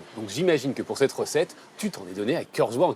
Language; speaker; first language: French; native; French